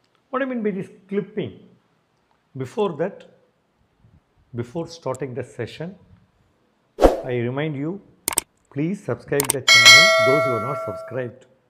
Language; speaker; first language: English; non-native, local second language; Tamil